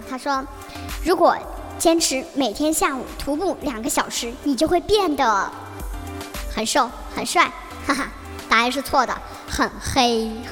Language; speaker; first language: Chinese; native; Chinese